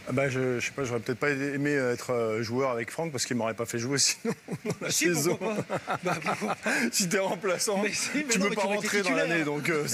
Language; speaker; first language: French; native; French